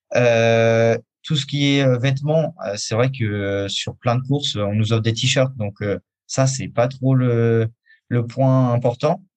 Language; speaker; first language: French; native; French